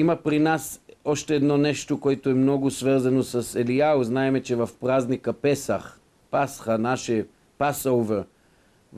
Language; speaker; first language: Bulgarian; non-native, fluent; Hebrew